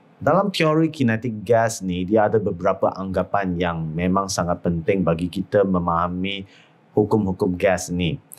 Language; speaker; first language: Malay; non-native, local second language; Chinese